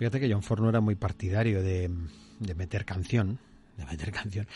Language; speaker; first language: Spanish; native; Spanish